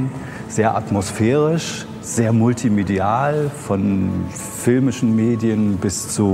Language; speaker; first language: German; native; German